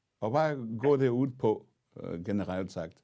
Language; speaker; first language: Danish; non-native, fluent; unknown